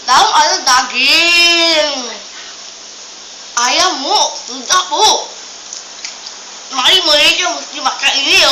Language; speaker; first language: Indonesian; non-native, learner; Chinese